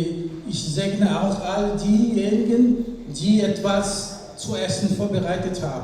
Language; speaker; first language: German; non-native, fluent; French